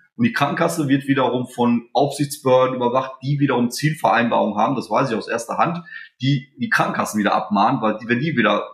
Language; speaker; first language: German; early bilingual, other home language; Polish